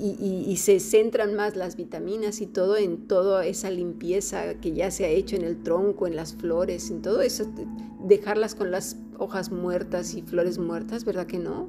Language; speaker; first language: Spanish; native; Spanish